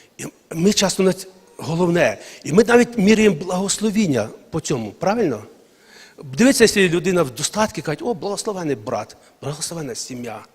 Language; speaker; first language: Ukrainian; non-native, local second language; Russian